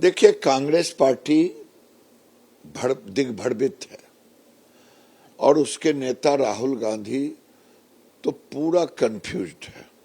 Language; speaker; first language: Hindi; native; Hindi